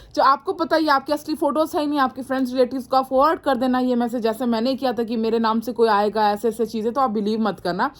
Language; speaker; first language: Hindi; non-native, local second language; Mizo